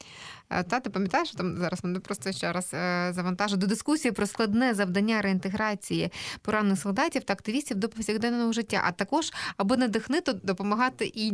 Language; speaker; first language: Ukrainian; native; Ukrainian